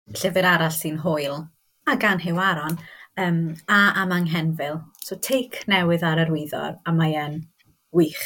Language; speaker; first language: Welsh; native; Welsh